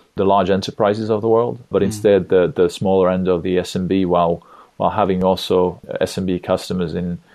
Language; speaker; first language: English; non-native, fluent; Estonian